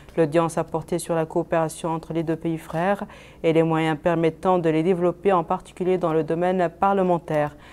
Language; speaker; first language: French; non-native, local second language; Arabic